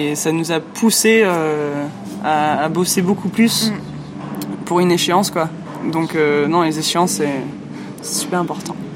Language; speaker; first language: French; non-native, fluent; English